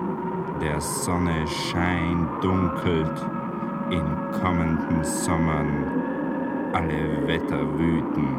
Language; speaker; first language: German; native; German